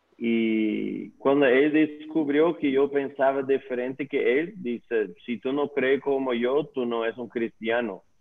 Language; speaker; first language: Spanish; non-native, learner; Dutch